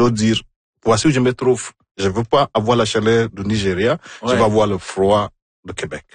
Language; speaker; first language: French; non-native, fluent; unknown